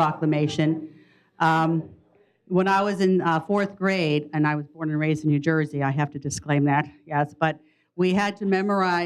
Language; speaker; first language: English; native; English